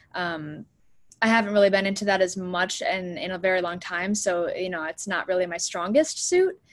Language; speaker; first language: English; native; English